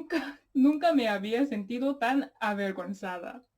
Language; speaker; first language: Spanish; non-native, learner; English